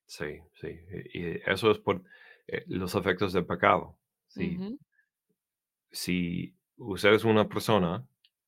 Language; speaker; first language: Spanish; non-native, fluent; English